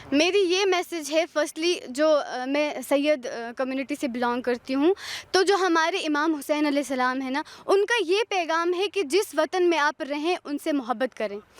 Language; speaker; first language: Hindi; non-native, local second language; Pahari-Potwari